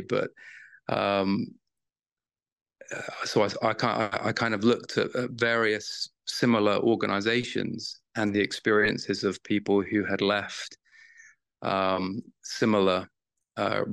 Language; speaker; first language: English; native; English